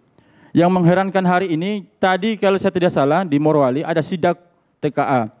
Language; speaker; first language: Indonesian; native; Indonesian